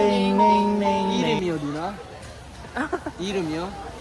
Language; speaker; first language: Korean; non-native, learner; Malay